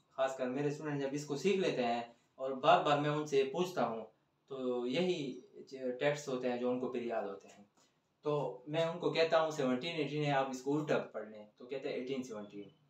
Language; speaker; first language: Hindi; non-native, local second language; Punjabi